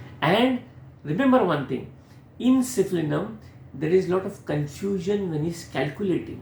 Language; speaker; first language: English; non-native, local second language; Hindi